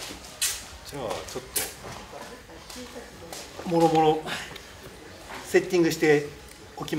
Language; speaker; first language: Japanese; native; Japanese